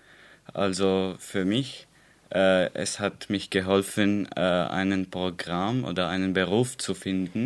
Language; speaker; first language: German; non-native, learner; Arabic